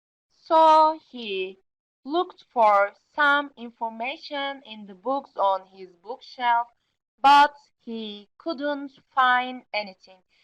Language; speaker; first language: English; non-native, fluent; Turkish